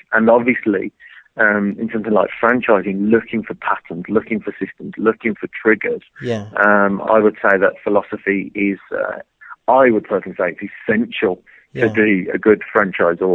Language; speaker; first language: English; native; English